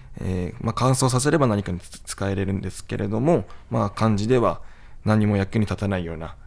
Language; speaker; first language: Japanese; native; Japanese